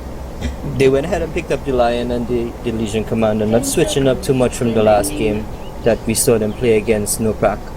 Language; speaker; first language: English; native; English